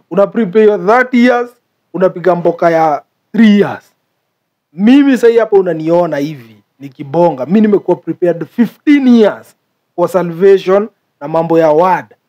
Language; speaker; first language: Swahili; native; Swahili